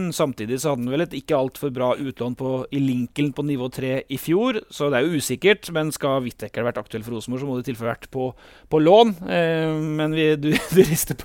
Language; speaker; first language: Norwegian; native; Norwegian